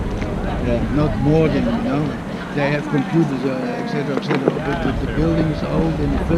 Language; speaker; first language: English; non-native, learner; Dutch